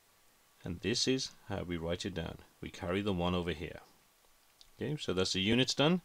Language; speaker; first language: English; native; English